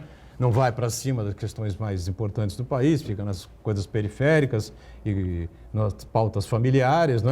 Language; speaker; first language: Portuguese; native; Portuguese